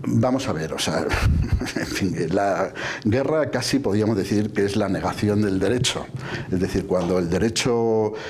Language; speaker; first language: Spanish; native; Spanish